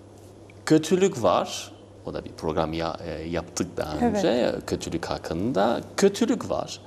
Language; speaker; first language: Turkish; non-native, learner; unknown